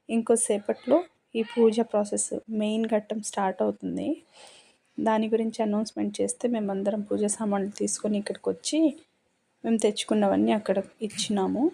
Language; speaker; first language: Telugu; non-native, local second language; Lambadi